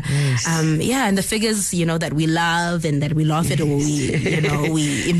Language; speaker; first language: English; non-native, local second language; Zulu